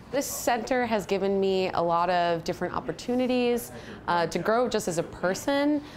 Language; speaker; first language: English; native; English